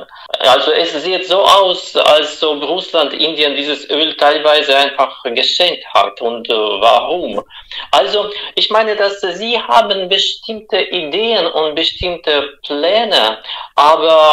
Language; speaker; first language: German; non-native, fluent; Russian